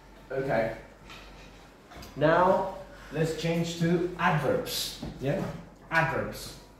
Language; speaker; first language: English; non-native, fluent; Spanish